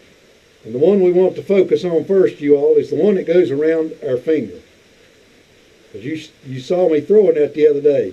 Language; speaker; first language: English; native; English